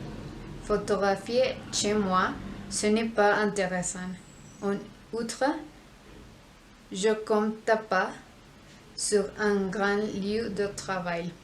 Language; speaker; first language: French; non-native, learner; Spanish